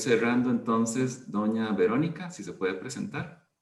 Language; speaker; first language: Spanish; native; Spanish